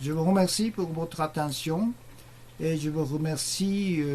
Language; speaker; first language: French; non-native, learner; Japanese